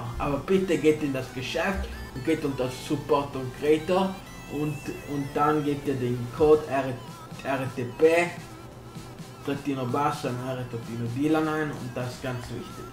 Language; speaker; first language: German; non-native, learner; Italian